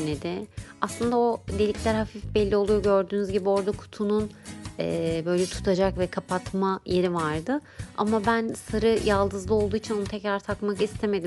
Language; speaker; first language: Turkish; native; Turkish